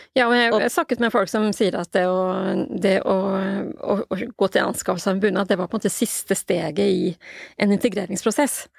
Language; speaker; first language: Norwegian; native; Norwegian